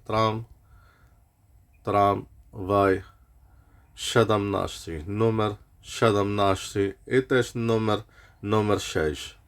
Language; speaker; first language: Polish; non-native, learner; Arabic